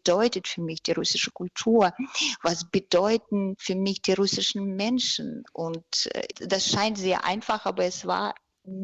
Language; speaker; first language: German; non-native, fluent; Russian